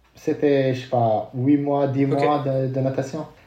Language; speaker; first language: French; non-native, local second language; Arabic